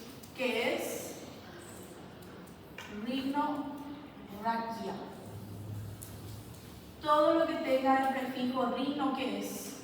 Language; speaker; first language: Spanish; native; Spanish